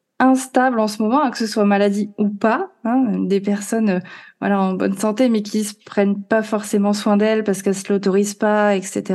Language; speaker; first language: French; native; French